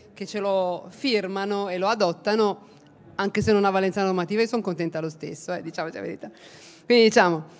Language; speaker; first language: Italian; native; Italian